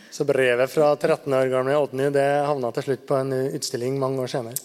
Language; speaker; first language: Norwegian; native; Norwegian